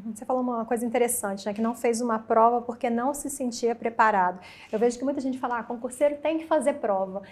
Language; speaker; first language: Portuguese; native; Portuguese